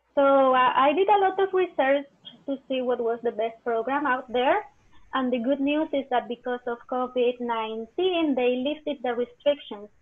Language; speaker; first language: English; non-native, fluent; Spanish